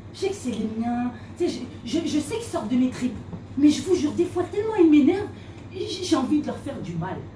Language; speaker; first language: French; native; French